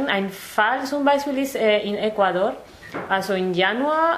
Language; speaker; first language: German; non-native, fluent; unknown